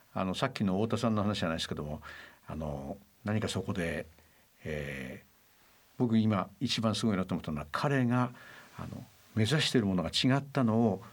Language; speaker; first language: Japanese; native; Japanese